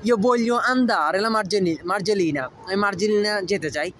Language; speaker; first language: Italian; non-native, learner; Bangla